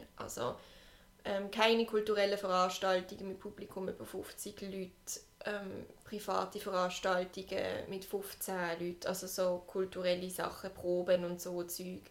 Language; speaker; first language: German; native; German